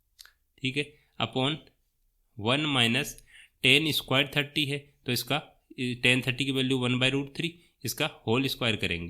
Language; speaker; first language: Hindi; native; Hindi